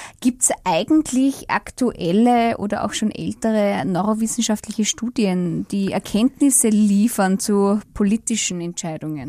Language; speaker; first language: German; native; German